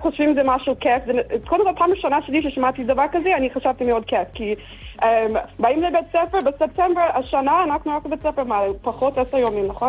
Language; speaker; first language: Hebrew; non-native, learner; English